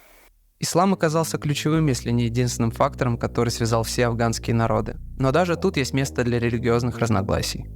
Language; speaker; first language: Russian; native; Russian